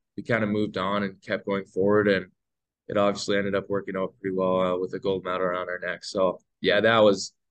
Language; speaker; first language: English; native; English